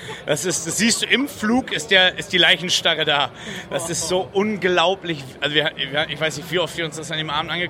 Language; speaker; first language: German; native; German